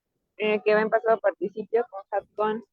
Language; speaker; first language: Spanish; native; Spanish